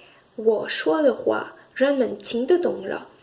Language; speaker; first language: Chinese; non-native, learner; French